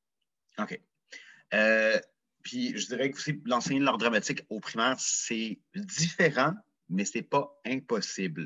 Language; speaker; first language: French; native; French